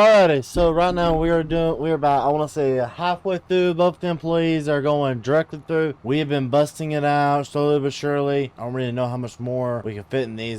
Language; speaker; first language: English; native; English